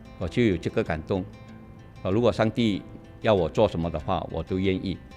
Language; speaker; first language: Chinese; non-native, local second language; Hakka Chinese